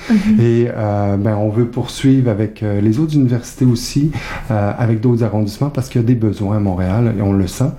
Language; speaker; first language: French; native; French